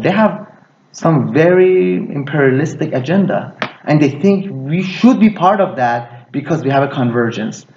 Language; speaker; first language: English; early bilingual, other home language; Persian